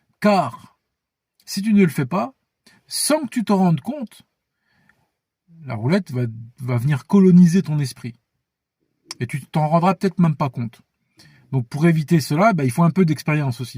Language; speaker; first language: French; native; French